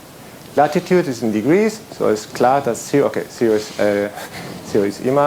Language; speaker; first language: German; non-native, fluent; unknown